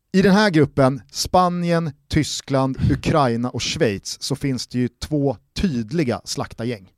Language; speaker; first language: Swedish; native; Swedish